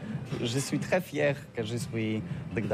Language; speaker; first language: French; non-native, learner; Polish